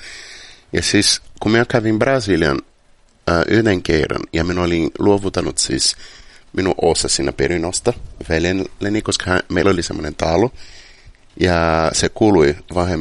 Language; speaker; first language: Finnish; non-native, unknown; Portuguese